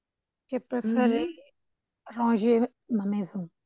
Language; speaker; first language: French; non-native, learner; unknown